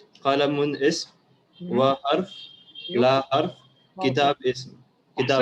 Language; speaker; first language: Arabic; non-native, learner; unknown